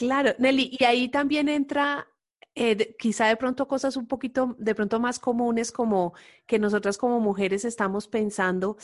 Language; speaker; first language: Spanish; native; Spanish